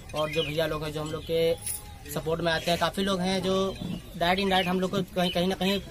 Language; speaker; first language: Hindi; native; Hindi